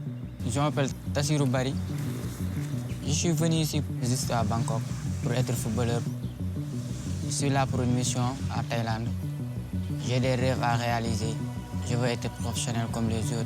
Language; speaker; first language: French; non-native, local second language; Wolof